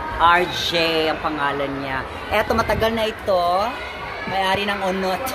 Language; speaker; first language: Filipino; native; Filipino